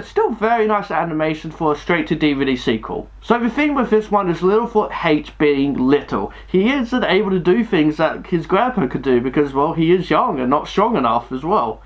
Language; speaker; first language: English; native; English